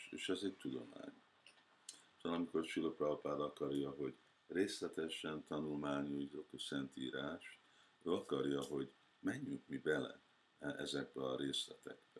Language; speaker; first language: Hungarian; early bilingual, heritage; Hungarian